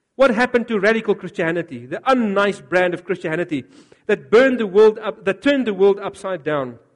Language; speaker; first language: English; non-native, local second language; Afrikaans